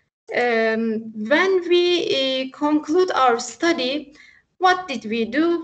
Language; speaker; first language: English; non-native, fluent; Turkish